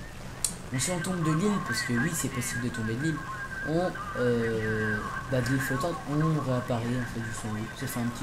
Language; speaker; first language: French; native; French